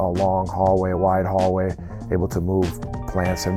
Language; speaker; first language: English; native; English